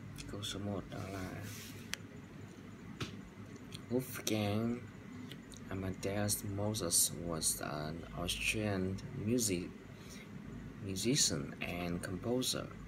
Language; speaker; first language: English; non-native, learner; Vietnamese